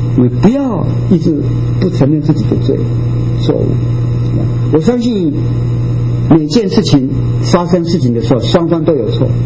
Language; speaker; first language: Chinese; non-native, local second language; Japanese